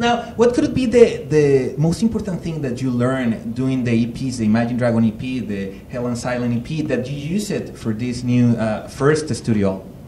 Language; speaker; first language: English; non-native, fluent; Spanish